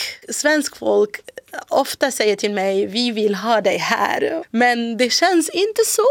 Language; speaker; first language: Swedish; non-native, fluent; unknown